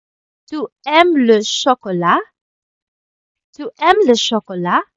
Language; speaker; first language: French; non-native, learner; Filipino